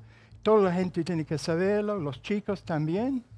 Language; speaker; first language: Spanish; non-native, fluent; English